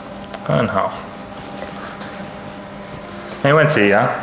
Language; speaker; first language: Chinese; non-native, learner; English